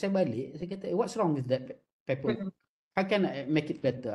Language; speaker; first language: English; non-native, local second language; Malay